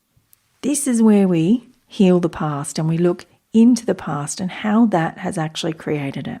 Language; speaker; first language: English; native; English